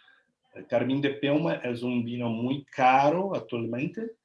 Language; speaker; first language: Spanish; non-native, learner; Portuguese